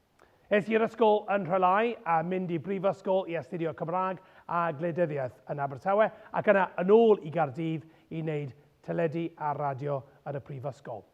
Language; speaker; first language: Welsh; non-native, local second language; English